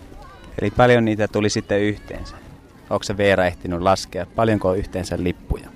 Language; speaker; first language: Finnish; native; Finnish